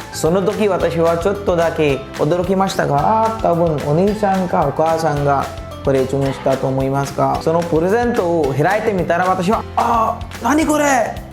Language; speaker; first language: Japanese; non-native, learner; Hindi